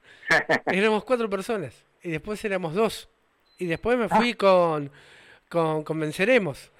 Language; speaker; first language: Spanish; native; Spanish